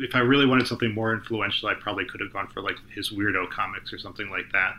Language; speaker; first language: English; native; English